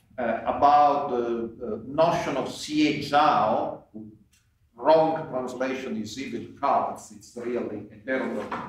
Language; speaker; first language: English; non-native, fluent; Italian